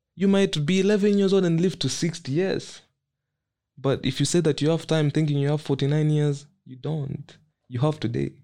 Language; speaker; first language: English; non-native, local second language; Nyanja